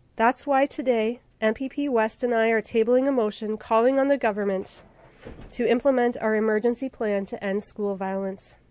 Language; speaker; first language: English; native; English